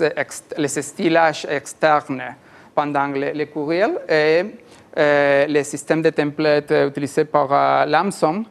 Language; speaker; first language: French; non-native, learner; Spanish